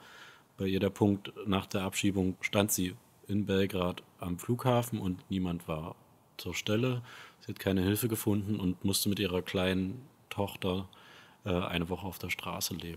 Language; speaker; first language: German; native; German